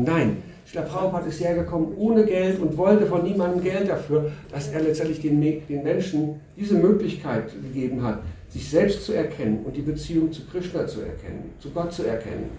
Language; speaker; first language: German; native; German